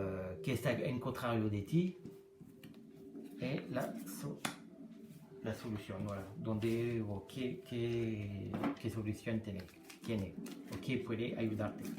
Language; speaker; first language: Spanish; non-native, learner; French